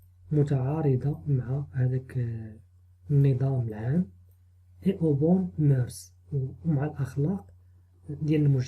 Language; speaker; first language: Arabic; native; Arabic